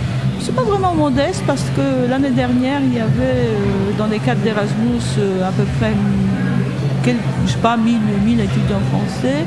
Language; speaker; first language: French; non-native, fluent; Polish